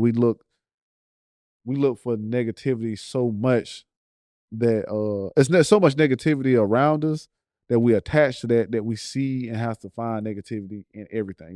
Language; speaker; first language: English; native; English